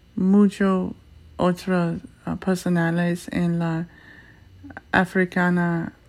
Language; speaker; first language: Spanish; non-native, learner; English